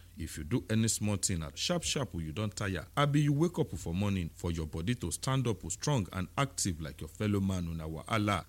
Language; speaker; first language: Nigerian Pidgin; non-native, local second language; Yoruba